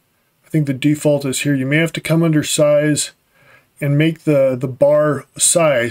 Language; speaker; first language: English; native; English